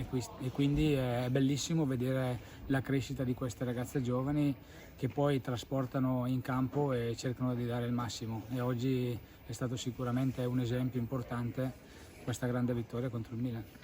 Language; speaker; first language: Italian; native; Italian